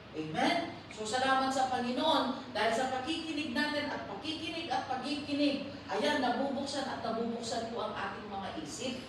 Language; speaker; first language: Filipino; non-native, local second language; Iloko